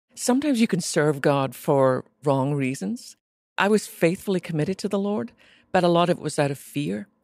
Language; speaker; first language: English; native; English